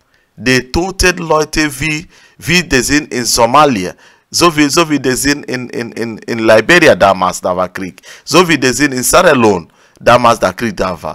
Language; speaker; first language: German; non-native, learner; Igbo